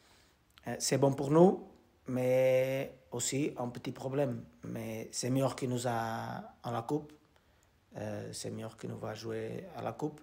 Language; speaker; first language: French; non-native, learner; Portuguese